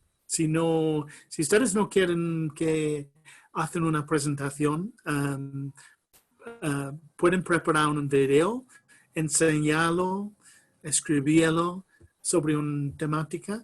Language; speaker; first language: Spanish; non-native, fluent; English